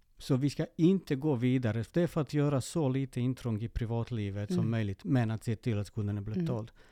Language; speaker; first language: Swedish; early bilingual, other home language; Serbian